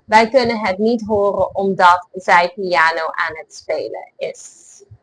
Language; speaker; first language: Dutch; non-native, fluent; English